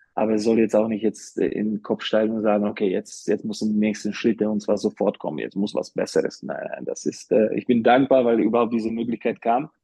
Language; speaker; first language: German; non-native, fluent; Slovak